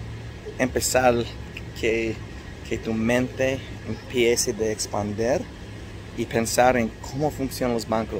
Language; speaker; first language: Spanish; non-native, fluent; English